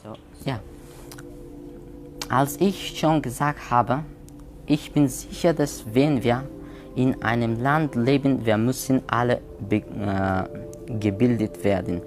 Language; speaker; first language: German; non-native, learner; Persian